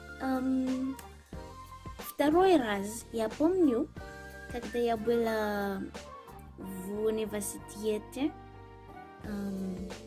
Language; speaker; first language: Russian; non-native, learner; Swahili